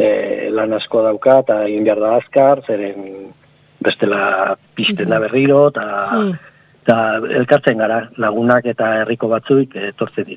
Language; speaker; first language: Basque; non-native, local second language; Spanish